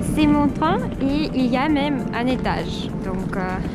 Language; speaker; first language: French; non-native, learner; Russian